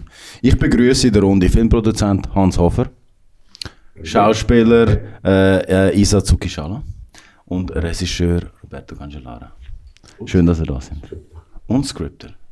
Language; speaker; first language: German; native; German